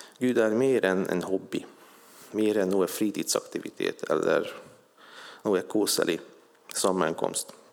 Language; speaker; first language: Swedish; non-native, fluent; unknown